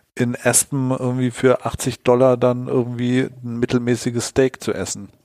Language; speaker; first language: German; native; German